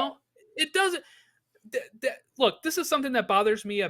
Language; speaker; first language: English; native; English